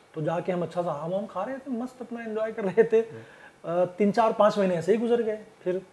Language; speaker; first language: Hindi; native; Hindi